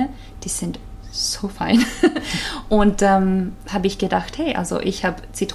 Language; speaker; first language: German; non-native, fluent; Japanese